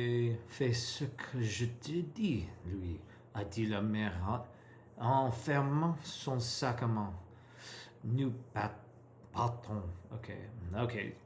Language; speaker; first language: French; non-native, learner; English